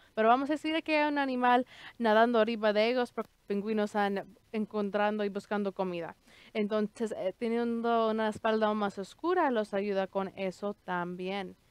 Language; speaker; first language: Spanish; early bilingual, heritage; Spanish